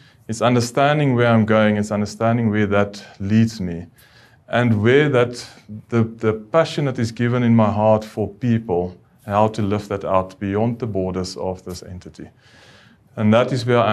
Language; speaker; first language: English; non-native, local second language; Afrikaans